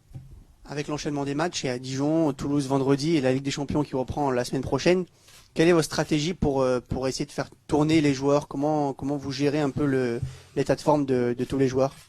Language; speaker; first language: French; native; French